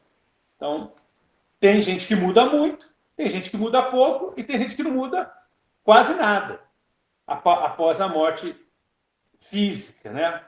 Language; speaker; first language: Portuguese; native; Portuguese